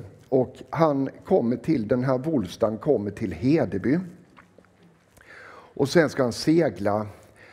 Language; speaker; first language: Swedish; native; Swedish